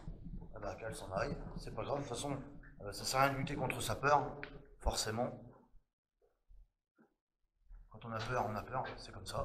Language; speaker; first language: French; native; French